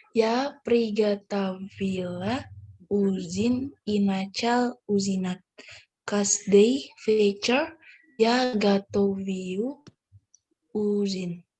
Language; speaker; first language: Russian; non-native, learner; Indonesian